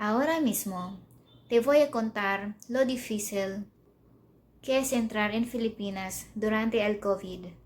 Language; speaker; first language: Spanish; non-native, learner; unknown